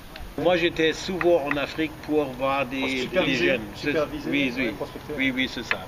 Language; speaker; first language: French; non-native, fluent; German